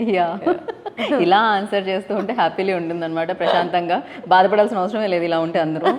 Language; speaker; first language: Telugu; native; Telugu